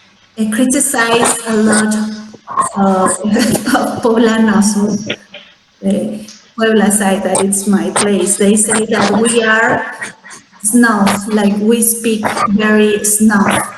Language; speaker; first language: English; non-native, fluent; Spanish